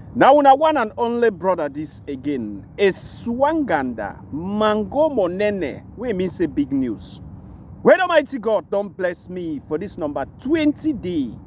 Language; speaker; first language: Nigerian Pidgin; native; Nigerian Pidgin